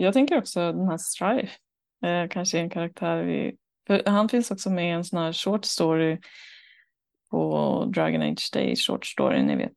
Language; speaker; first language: Swedish; native; Swedish